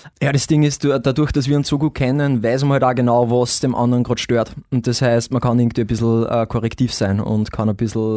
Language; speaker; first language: German; native; German